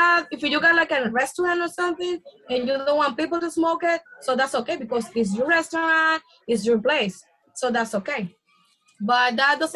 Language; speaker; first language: English; non-native, fluent; Spanish